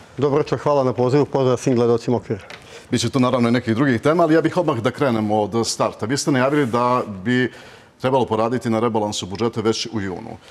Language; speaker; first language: Bosnian; native; Bosnian